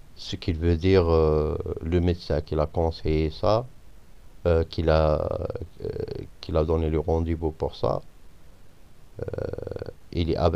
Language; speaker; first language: French; non-native, fluent; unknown